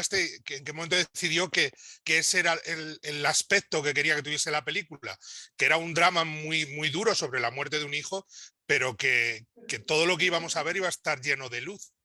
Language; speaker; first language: Spanish; native; Spanish